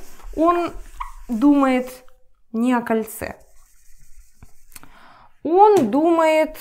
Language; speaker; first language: Russian; non-native, learner; English